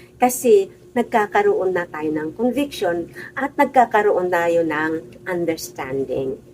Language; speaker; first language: Filipino; non-native, local second language; Bikol